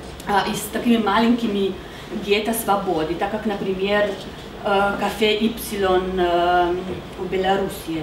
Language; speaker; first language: Russian; non-native, fluent; Slovenian